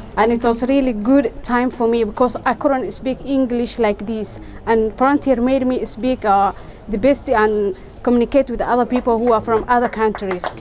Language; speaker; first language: English; non-native, fluent; Somali